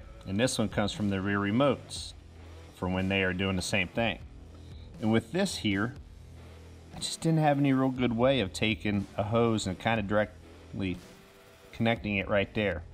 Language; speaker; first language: English; native; English